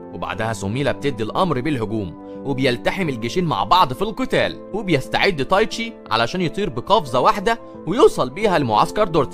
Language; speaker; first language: Arabic; native; Arabic